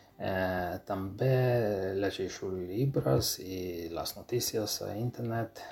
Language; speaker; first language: Catalan; non-native, learner; Georgian